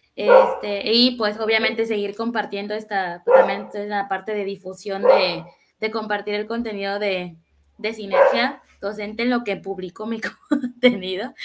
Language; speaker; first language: Spanish; native; Spanish